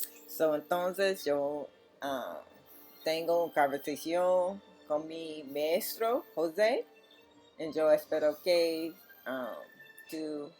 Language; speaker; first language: Spanish; non-native, learner; English